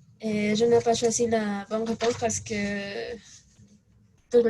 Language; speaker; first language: French; non-native, learner; Spanish